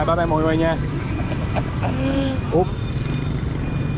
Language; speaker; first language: Vietnamese; non-native, learner; English